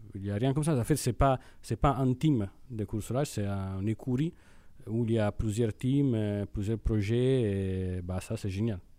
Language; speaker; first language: French; non-native, fluent; Italian